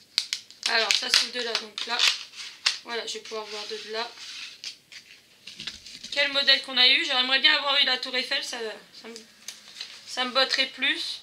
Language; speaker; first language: French; native; French